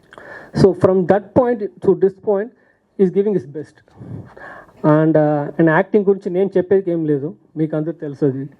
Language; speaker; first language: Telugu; non-native, learner; Tamil